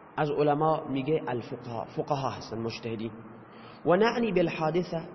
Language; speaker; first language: Persian; non-native, local second language; Baluchi